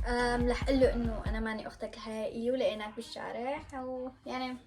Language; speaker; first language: Arabic; native; Arabic